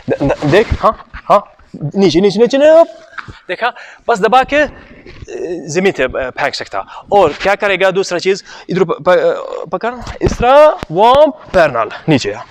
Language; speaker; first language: Hindi; non-native, learner; Arabic